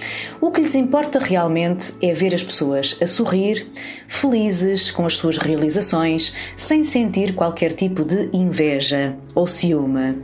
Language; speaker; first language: Portuguese; native; Portuguese